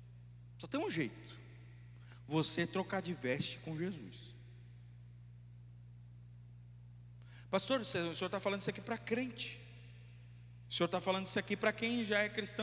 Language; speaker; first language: Portuguese; native; Portuguese